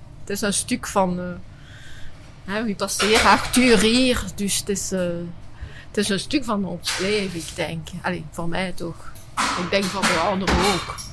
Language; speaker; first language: Dutch; non-native, learner; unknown